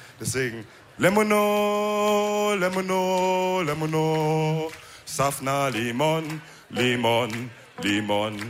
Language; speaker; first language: German; early bilingual, other home language; Wolof